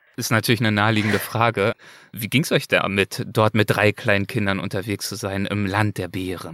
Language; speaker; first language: German; native; German